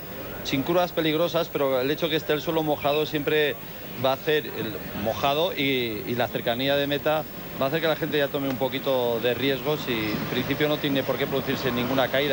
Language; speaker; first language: Spanish; native; Spanish